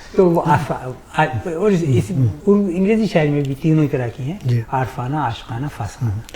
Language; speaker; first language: Urdu; native; Urdu